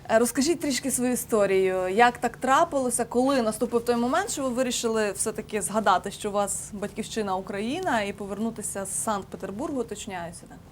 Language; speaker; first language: Ukrainian; native; Ukrainian